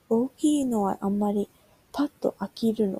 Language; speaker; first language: Japanese; early bilingual, heritage; Japanese